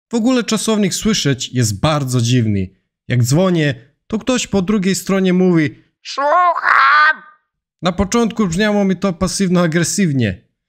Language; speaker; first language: Polish; non-native, fluent; Serbian